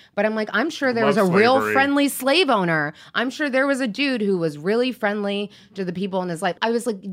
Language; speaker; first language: English; native; English